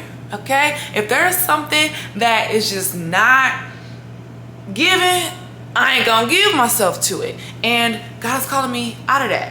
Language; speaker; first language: English; native; English